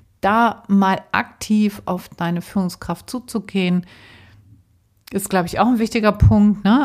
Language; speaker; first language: German; native; German